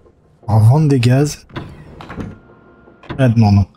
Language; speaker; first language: French; native; French